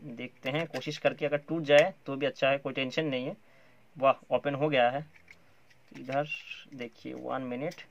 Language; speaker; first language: Hindi; non-native, local second language; Bangla